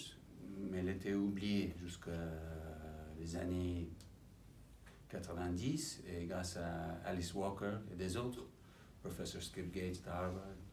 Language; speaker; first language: French; non-native, fluent; English